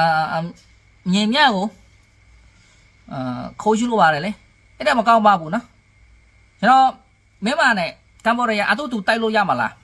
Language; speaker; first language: Burmese; non-native, learner; Khmer